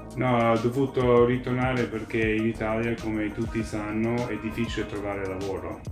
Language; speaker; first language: Italian; non-native, fluent; English